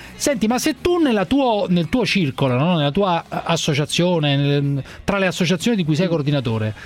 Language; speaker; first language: Italian; native; Italian